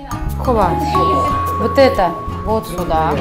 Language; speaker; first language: Korean; non-native, learner; Russian